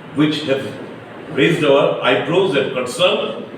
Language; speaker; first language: English; non-native, local second language; Bangla